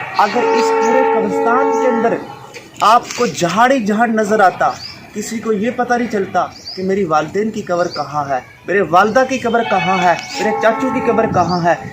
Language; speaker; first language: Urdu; non-native, local second language; Kashmiri